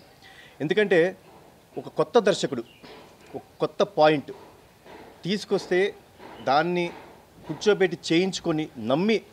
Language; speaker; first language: Telugu; native; Telugu